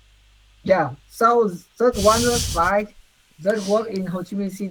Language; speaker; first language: English; non-native, learner; Vietnamese